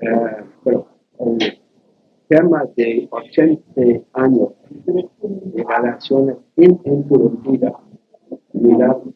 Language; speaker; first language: Spanish; non-native, learner; English